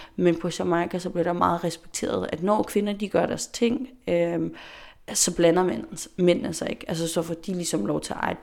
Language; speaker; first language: Danish; non-native, local second language; Faroese